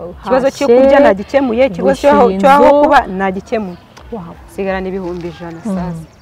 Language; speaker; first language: Kinyarwanda; early bilingual, other home language; Rundi